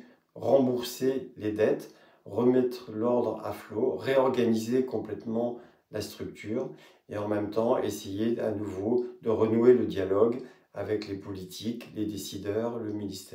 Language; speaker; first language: French; native; French